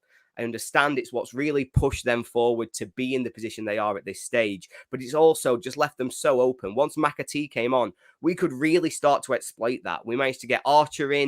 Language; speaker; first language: English; native; English